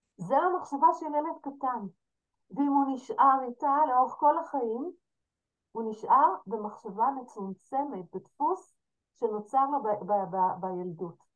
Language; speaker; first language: Hebrew; native; Hebrew